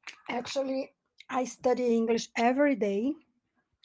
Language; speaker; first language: English; non-native, learner; Portuguese